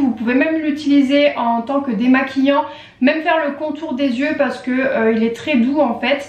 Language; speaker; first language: French; native; French